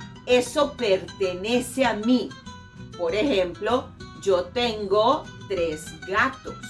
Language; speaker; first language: Spanish; non-native, fluent; Portuguese